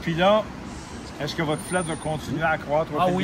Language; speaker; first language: French; native; French